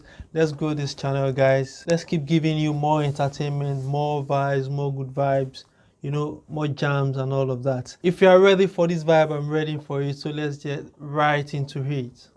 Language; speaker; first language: English; non-native, local second language; Yoruba